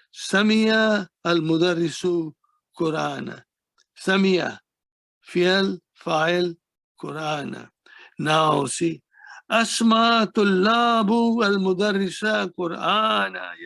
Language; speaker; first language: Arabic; non-native, fluent; Urdu